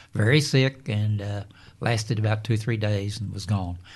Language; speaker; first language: English; native; English